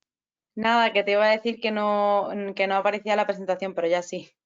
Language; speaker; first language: Spanish; native; Spanish